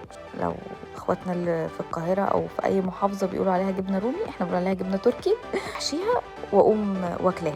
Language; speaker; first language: Arabic; native; Arabic